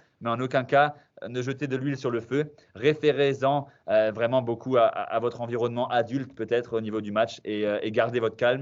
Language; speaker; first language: French; native; French